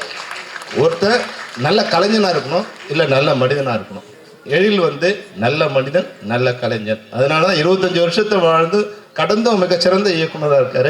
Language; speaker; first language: Tamil; native; Tamil